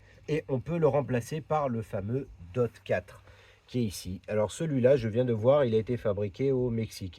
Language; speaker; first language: French; native; French